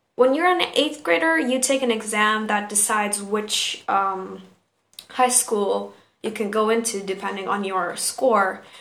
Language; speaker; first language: English; non-native, fluent; Turkish